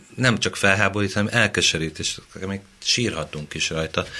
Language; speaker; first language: Hungarian; native; Hungarian